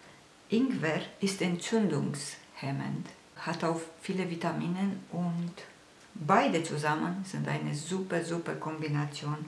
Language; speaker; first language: German; non-native, fluent; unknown